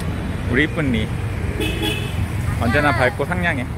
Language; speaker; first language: Korean; native; Korean